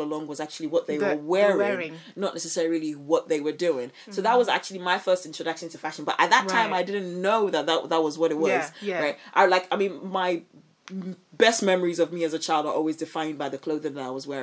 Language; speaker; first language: English; non-native, local second language; Akan